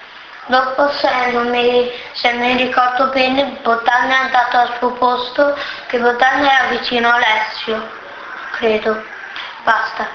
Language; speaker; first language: Italian; early bilingual, other home language; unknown